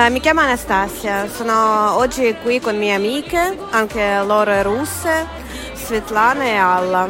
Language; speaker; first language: Italian; non-native, learner; Russian